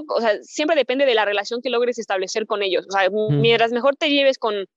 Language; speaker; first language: Spanish; native; Spanish